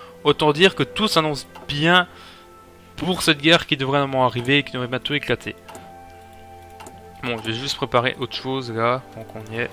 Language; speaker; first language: French; native; French